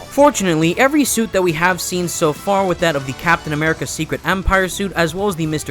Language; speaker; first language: English; native; English